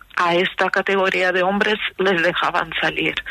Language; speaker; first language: Spanish; non-native, fluent; Ukrainian